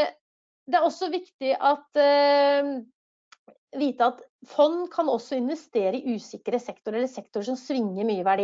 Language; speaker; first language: Norwegian; native; Norwegian